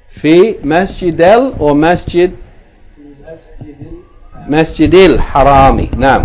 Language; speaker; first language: Arabic; non-native, fluent; English